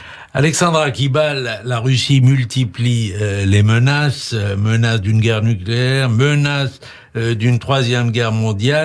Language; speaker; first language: French; native; French